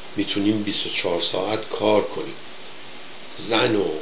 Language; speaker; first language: Persian; native; Persian